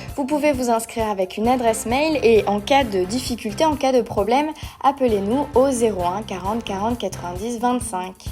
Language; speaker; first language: French; native; French